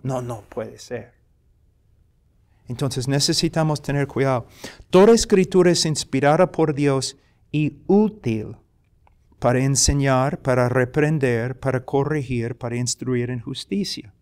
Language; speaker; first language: Spanish; non-native, fluent; English